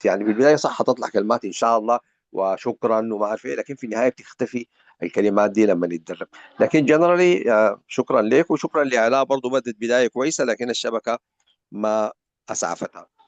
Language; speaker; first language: Arabic; native; Arabic